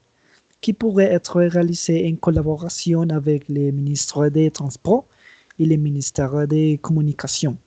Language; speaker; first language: French; non-native, learner; Spanish